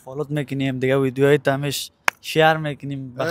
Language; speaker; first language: Persian; native; Persian